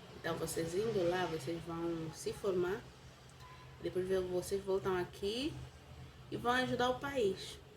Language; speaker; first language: Portuguese; native; Portuguese